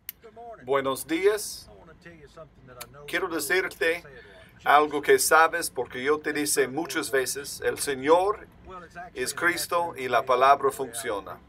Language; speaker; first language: Spanish; non-native, learner; English